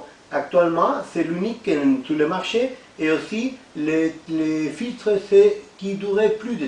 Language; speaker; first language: French; non-native, fluent; Spanish